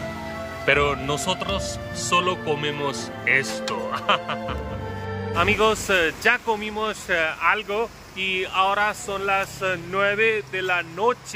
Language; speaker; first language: Spanish; non-native, fluent; Hindi